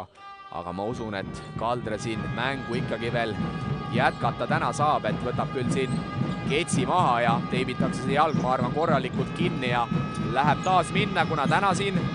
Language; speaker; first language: Estonian; native; Estonian